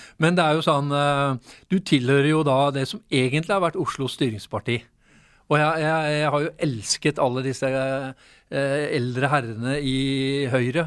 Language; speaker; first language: Norwegian; native; Norwegian